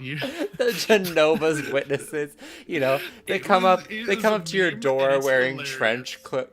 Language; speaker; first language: English; native; English